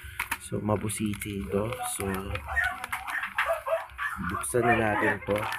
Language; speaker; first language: Filipino; native; Filipino